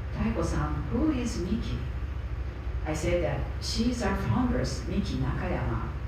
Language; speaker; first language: English; non-native, fluent; Japanese